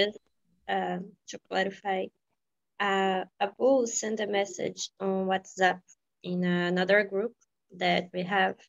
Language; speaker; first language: English; non-native, fluent; Portuguese